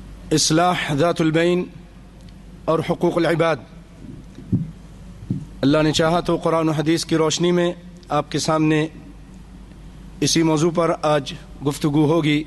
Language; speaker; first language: Urdu; native; Urdu